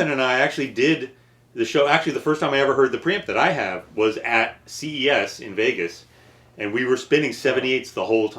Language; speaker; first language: English; native; English